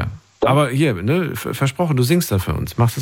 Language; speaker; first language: German; native; German